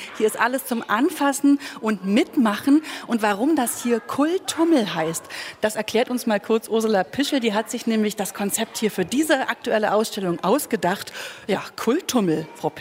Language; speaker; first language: German; native; German